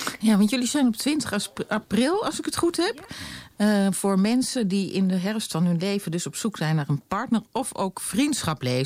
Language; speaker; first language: Dutch; native; Dutch